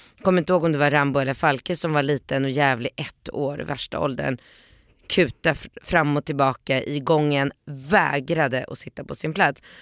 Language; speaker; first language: Swedish; early bilingual, other home language; Polish